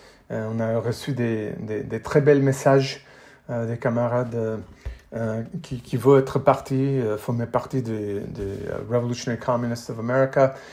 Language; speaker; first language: French; non-native, fluent; English